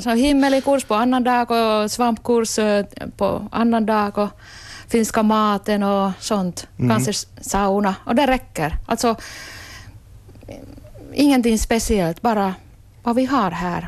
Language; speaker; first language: Swedish; non-native, local second language; Finnish